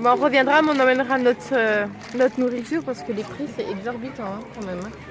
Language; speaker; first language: French; native; French